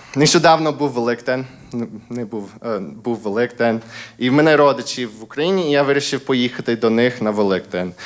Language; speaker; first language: Ukrainian; non-native, fluent; English